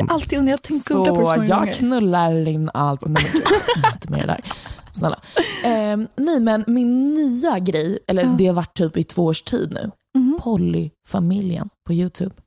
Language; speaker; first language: Swedish; native; Swedish